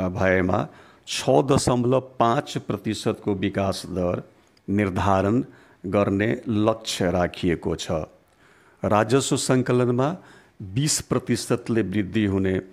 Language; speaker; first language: Nepali; non-native, local second language; Bhojpuri